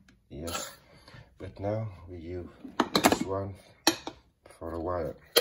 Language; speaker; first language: English; non-native, learner; Vietnamese